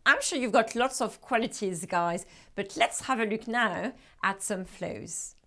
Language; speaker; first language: English; non-native, fluent; French